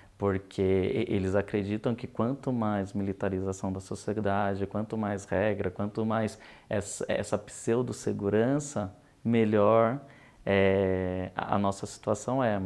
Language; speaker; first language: Portuguese; native; Portuguese